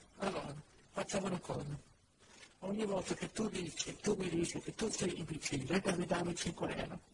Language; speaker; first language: Italian; non-native, fluent; English